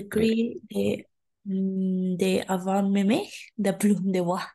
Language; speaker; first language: French; non-native, learner; Spanish